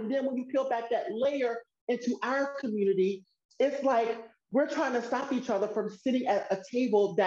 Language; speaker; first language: English; native; English